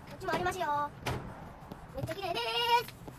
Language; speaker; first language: Japanese; early bilingual, other home language; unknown